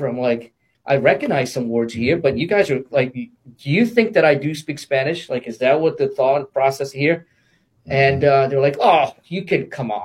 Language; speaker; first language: English; non-native, fluent; Portuguese